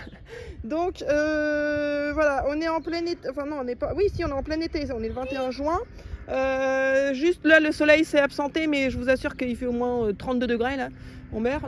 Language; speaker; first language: French; native; French